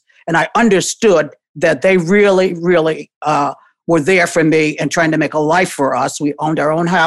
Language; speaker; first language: English; native; English